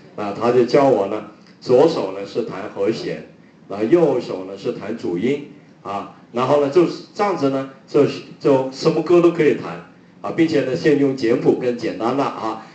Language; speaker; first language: Chinese; non-native, local second language; Cantonese